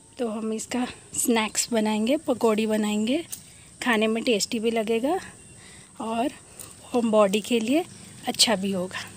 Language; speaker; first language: Hindi; non-native, local second language; Bangla